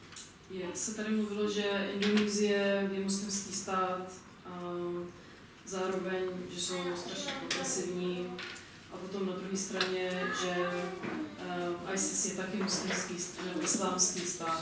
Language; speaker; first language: Czech; non-native, fluent; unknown